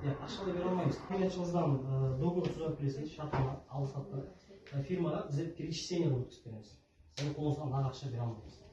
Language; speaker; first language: Uzbek; non-native, local second language; Kara-Kalpak